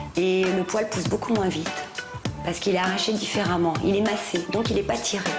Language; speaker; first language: French; native; French